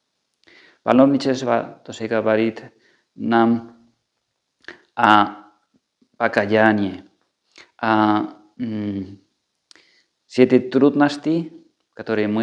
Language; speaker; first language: Russian; non-native, fluent; Spanish